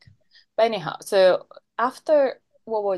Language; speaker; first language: English; non-native, fluent; Japanese